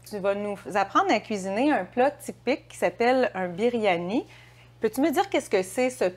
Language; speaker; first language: French; native; French